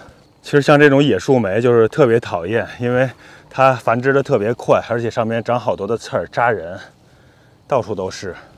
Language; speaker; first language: Chinese; native; Chinese